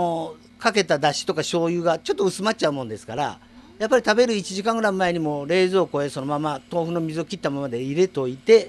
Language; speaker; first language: Japanese; native; Japanese